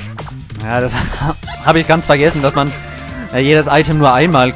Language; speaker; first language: German; native; German